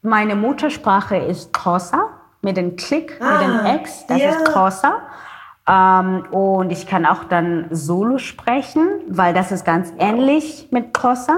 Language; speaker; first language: German; non-native, learner; Xhosa